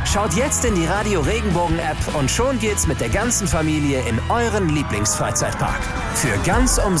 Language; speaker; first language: German; native; German